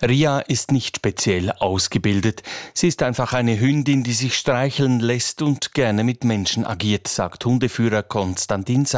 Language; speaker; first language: German; native; German